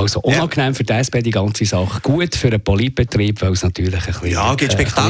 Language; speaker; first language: German; native; German